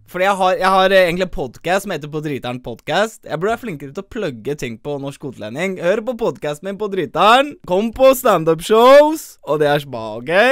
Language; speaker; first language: Norwegian; early bilingual, other home language; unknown